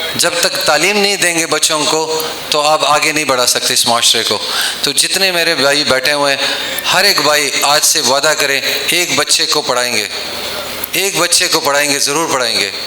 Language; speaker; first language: Urdu; non-native, local second language; Pashto